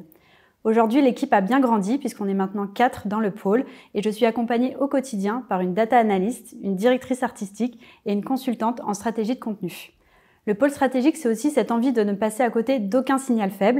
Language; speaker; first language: French; native; French